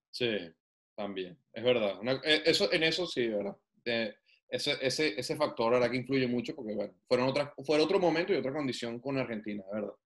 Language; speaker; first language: Spanish; native; Spanish